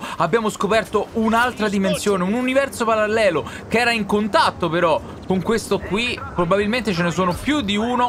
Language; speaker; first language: Italian; native; Italian